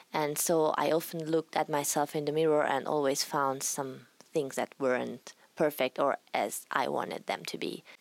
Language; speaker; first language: English; non-native, fluent; Italian